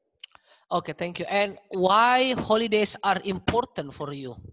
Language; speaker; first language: English; non-native, learner; Indonesian